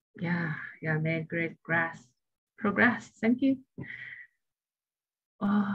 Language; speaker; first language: English; non-native, learner; Chinese